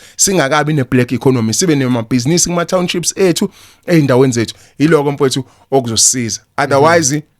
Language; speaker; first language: Zulu; native; Zulu